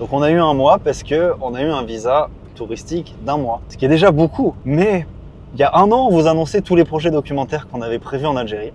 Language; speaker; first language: French; native; French